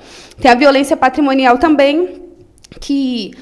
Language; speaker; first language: Portuguese; native; Portuguese